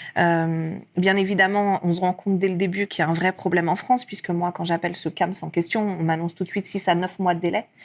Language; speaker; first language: French; early bilingual, other home language; Persian